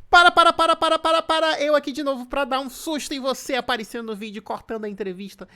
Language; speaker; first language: Portuguese; native; Portuguese